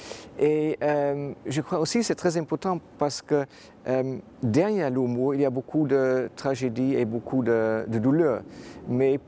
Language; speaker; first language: French; non-native, fluent; Dutch